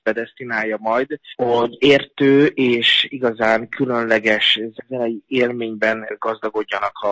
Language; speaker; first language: Hungarian; native; Hungarian